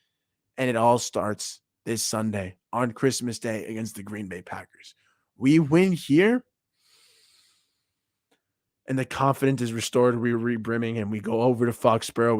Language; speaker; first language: English; native; English